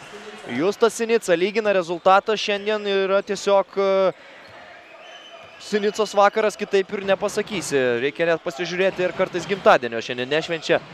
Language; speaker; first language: Lithuanian; native; Lithuanian